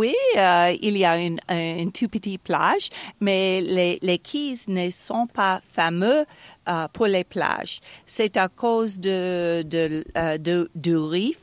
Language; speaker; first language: French; non-native, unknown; English